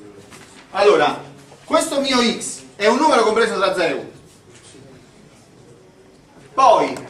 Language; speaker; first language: Italian; native; Italian